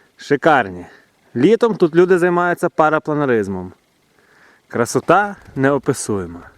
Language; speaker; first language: Ukrainian; native; Ukrainian